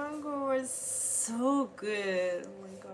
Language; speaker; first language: English; non-native, learner; Japanese